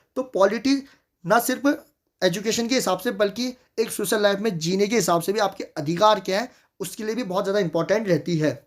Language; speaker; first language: Hindi; native; Hindi